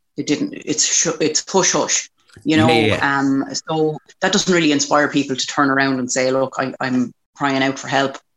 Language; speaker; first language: English; native; English